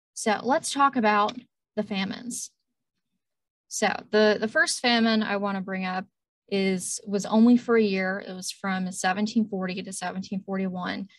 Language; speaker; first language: English; native; English